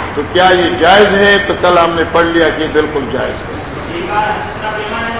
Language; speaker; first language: Urdu; non-native, local second language; Northern Hindko